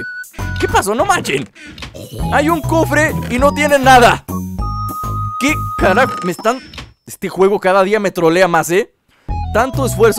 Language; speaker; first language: Spanish; native; Spanish